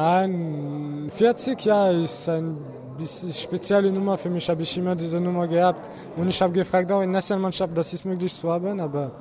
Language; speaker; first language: German; non-native, learner; French